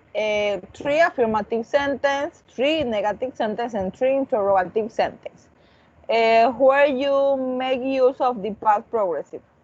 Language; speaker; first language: English; non-native, fluent; Spanish